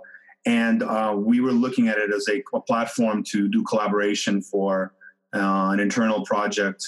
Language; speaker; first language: English; native; English